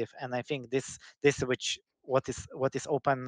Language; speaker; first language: English; non-native, fluent; Polish